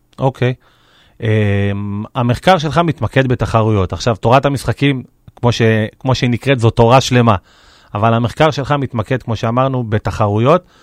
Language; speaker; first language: Hebrew; native; Hebrew